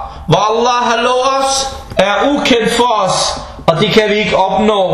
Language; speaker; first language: Danish; non-native, fluent; Arabic